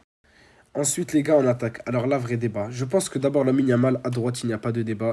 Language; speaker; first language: French; native; French